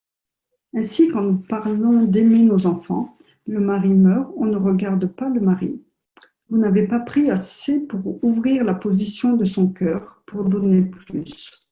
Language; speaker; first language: French; native; French